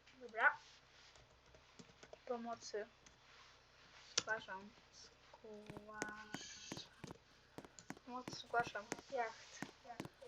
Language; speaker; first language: Polish; native; Polish